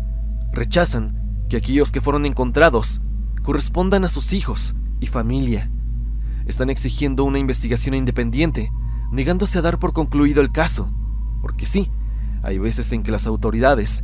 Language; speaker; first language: Spanish; native; Spanish